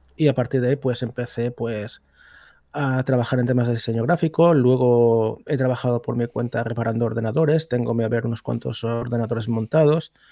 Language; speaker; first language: Spanish; native; Spanish